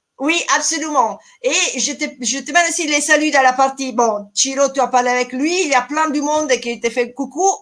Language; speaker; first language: French; non-native, fluent; Italian